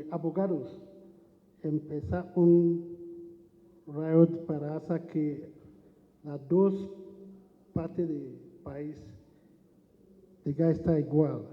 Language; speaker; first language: Spanish; non-native, learner; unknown